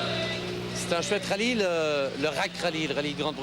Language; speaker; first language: French; native; French